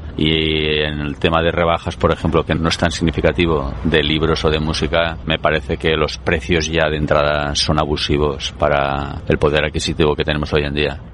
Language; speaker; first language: Spanish; native; Spanish